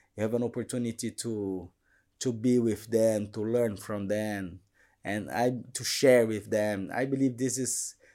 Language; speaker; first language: English; non-native, fluent; Portuguese